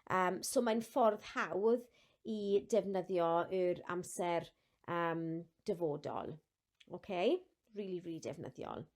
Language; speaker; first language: Welsh; non-native, local second language; English